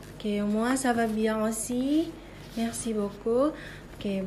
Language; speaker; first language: French; non-native, learner; Indonesian